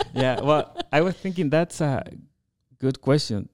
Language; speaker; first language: English; non-native, fluent; Spanish